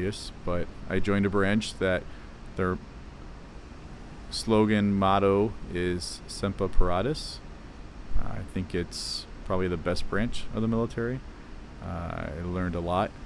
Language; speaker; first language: English; native; English